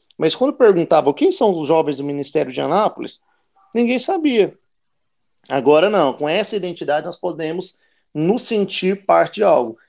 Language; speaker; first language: Portuguese; native; Portuguese